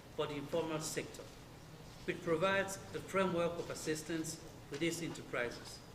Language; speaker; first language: English; non-native, local second language; French